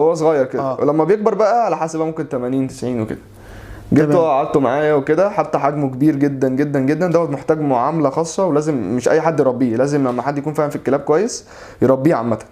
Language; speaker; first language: Arabic; native; Arabic